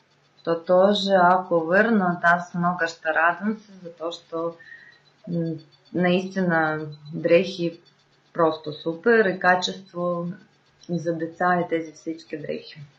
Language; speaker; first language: Bulgarian; non-native, fluent; Russian